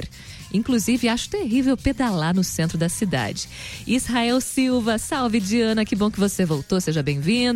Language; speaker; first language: Portuguese; native; Portuguese